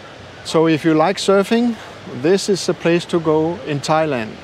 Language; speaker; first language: English; non-native, learner; Swedish